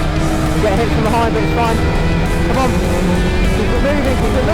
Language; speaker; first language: English; native; English